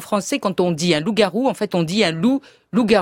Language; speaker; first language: French; native; French